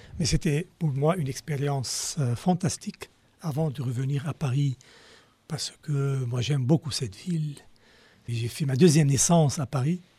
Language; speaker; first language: French; non-native, local second language; Arabic